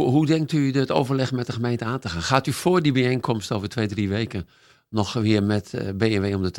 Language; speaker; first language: Dutch; native; Dutch